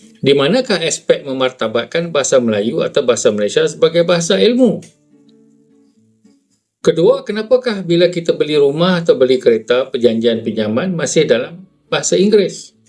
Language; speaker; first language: Malay; native; Malay